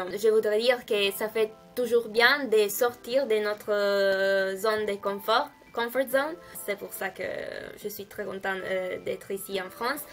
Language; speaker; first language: French; non-native, fluent; Italian